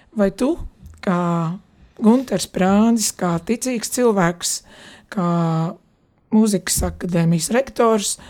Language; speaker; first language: Latvian; native; Latvian